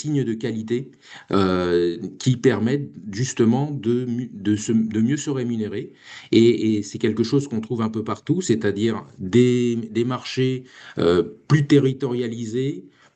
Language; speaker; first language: French; native; French